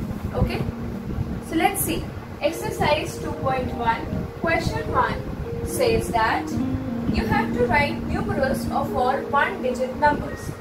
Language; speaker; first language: English; non-native, local second language; Hindi